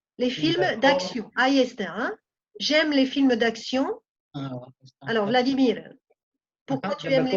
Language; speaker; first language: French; non-native, fluent; Spanish